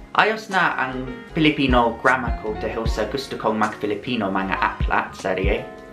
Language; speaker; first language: Filipino; non-native, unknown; English